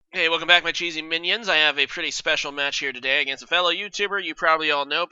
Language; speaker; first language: English; native; English